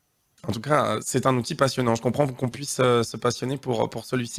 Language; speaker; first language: French; native; French